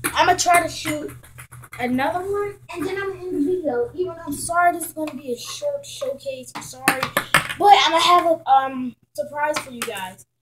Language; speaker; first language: English; native; English